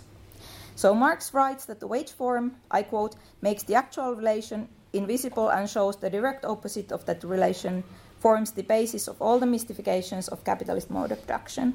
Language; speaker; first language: English; non-native, fluent; Finnish